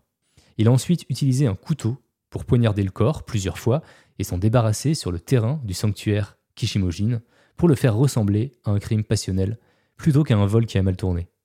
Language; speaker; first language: French; native; French